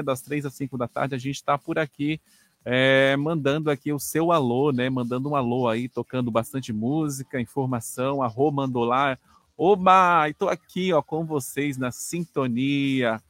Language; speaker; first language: Portuguese; native; Portuguese